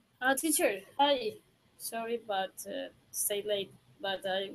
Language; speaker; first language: English; non-native, learner; Spanish